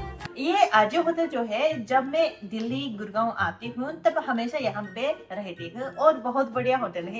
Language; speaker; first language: Hindi; non-native, fluent; Japanese